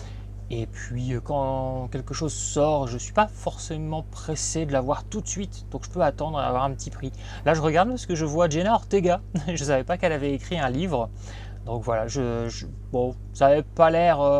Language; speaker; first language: French; native; French